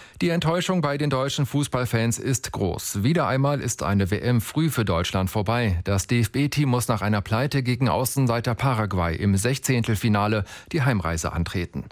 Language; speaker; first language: German; native; German